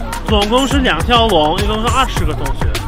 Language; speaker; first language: Chinese; non-native, learner; Turkmen